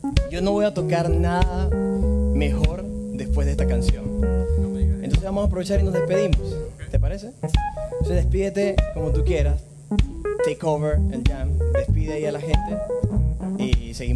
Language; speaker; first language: Spanish; native; Spanish